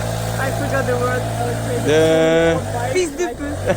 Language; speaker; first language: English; non-native, learner; French